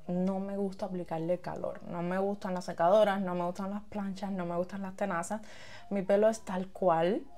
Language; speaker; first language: Spanish; native; Spanish